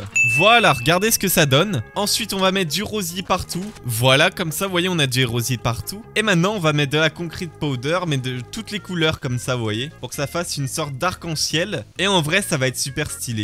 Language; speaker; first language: French; native; French